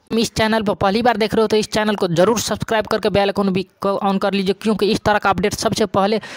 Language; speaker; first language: Hindi; native; Hindi